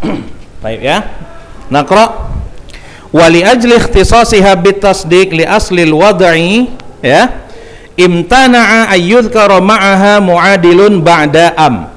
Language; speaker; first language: Arabic; non-native, fluent; Indonesian